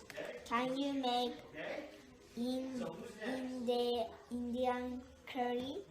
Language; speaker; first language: English; non-native, learner; Japanese